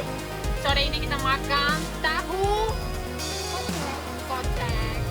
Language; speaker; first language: Indonesian; non-native, learner; Russian